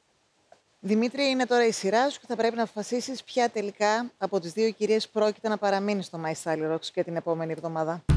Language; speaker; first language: Greek; native; Greek